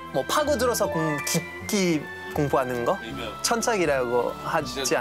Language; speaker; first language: Korean; non-native, fluent; French